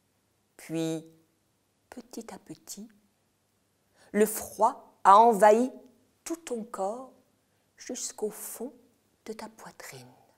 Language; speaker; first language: French; native; French